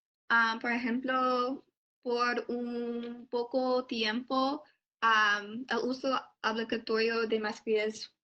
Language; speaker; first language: Spanish; non-native, learner; English